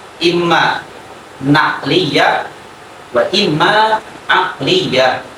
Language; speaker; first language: Arabic; non-native, fluent; Indonesian